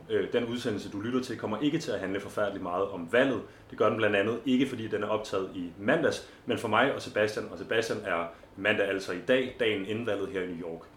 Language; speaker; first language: Danish; native; Danish